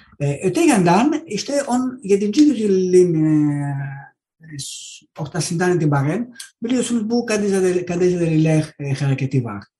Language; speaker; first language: Turkish; non-native, fluent; Greek